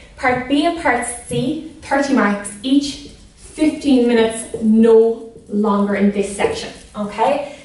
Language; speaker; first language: English; native; English